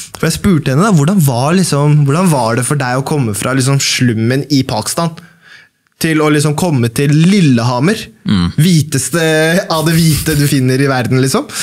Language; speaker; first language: Norwegian; early bilingual, other home language; Baluchi